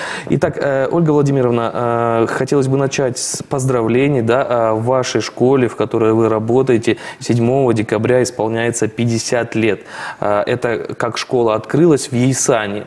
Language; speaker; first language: Russian; native; Russian